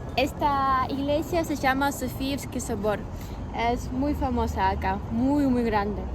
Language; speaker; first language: Spanish; non-native, fluent; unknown